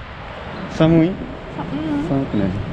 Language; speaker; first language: Japanese; non-native, learner; Indonesian